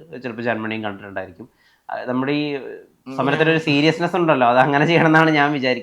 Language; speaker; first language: Malayalam; native; Malayalam